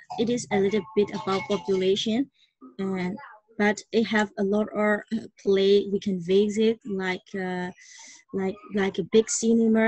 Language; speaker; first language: English; non-native, learner; Burmese